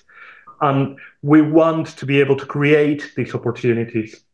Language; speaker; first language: English; non-native, fluent; Spanish